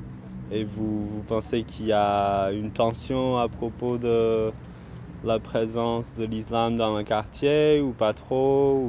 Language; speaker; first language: French; non-native, learner; English